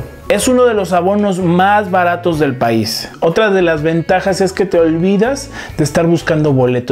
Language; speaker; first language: Spanish; native; Spanish